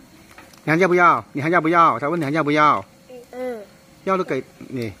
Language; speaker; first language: Chinese; native; Chinese